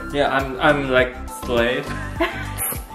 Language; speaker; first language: English; non-native, learner; Korean